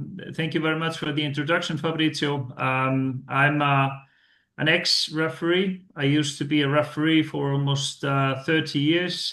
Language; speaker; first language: English; non-native, fluent; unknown